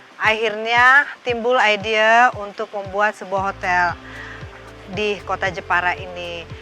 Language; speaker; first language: Indonesian; native; Indonesian